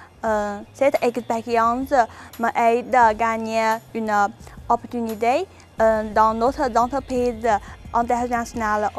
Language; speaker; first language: French; non-native, fluent; Chinese